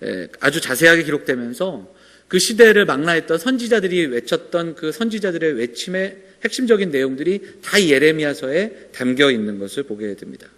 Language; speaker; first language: Korean; native; Korean